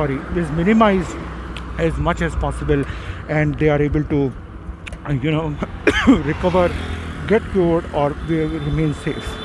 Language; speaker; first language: English; non-native, local second language; Hindi